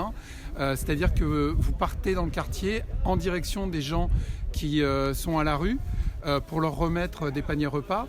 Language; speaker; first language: French; native; French